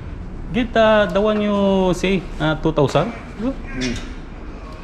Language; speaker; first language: English; non-native, learner; Filipino